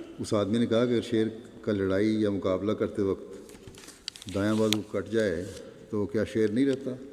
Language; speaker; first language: Urdu; non-native, local second language; Punjabi